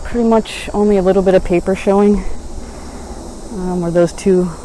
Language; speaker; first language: English; native; English